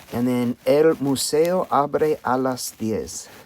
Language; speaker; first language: Spanish; non-native, learner; English